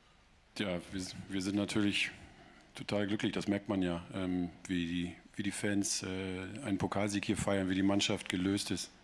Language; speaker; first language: German; native; German